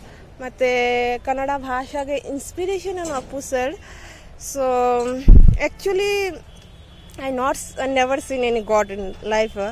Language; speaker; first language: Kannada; non-native, local second language; Bangla